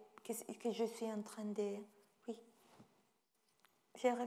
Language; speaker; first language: French; non-native, fluent; Italian